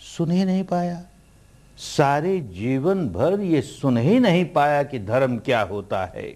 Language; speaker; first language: Hindi; early bilingual, heritage; Hindi